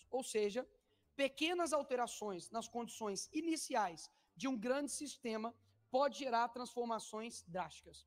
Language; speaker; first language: Portuguese; native; Portuguese